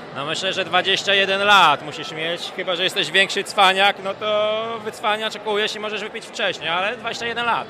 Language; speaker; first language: Polish; native; Polish